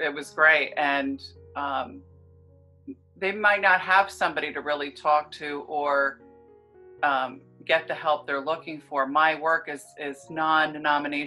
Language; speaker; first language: English; native; English